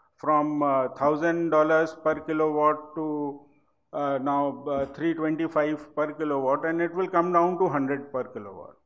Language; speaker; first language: English; non-native, local second language; Hindi